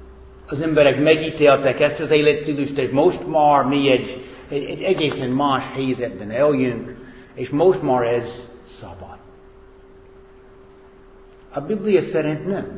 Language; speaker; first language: Hungarian; non-native, fluent; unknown